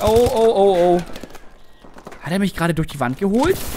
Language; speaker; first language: German; native; German